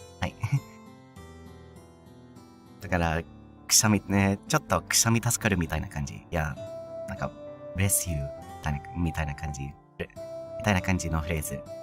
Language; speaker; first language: Japanese; non-native, learner; English